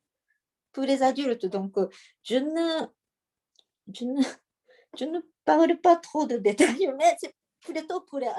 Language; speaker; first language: French; non-native, learner; Japanese